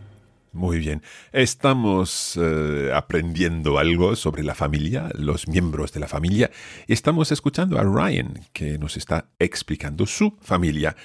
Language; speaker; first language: Spanish; non-native, fluent; English